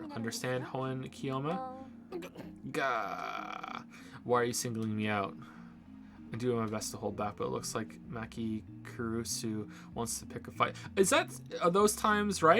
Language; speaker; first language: English; native; English